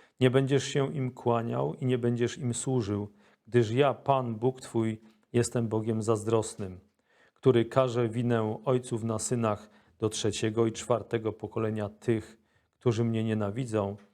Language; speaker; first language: Polish; native; Polish